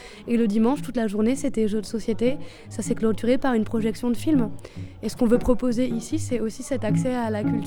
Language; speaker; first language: French; native; French